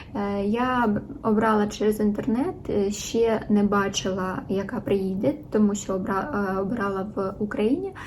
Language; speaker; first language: Ukrainian; non-native, local second language; Russian